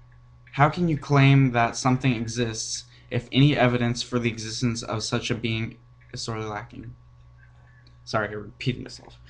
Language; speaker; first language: English; native; English